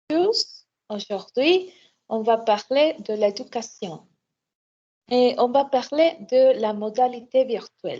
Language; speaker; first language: French; non-native, learner; Spanish